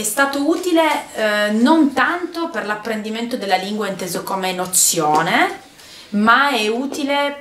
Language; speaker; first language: Italian; native; Italian